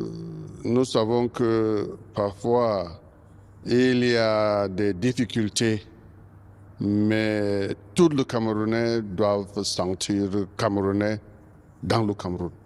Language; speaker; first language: French; non-native, local second language; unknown